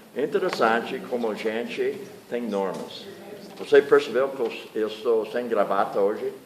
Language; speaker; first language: Portuguese; non-native, fluent; English